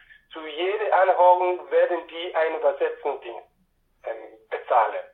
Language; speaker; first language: German; non-native, fluent; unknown